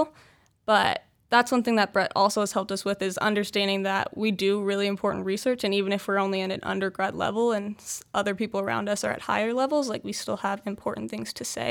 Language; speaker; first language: English; native; English